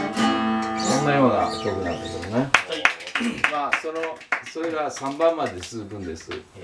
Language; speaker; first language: Japanese; native; Japanese